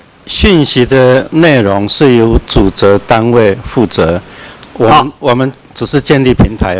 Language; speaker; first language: Chinese; native; Chinese